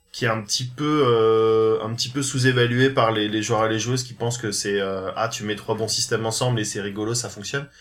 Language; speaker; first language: French; native; French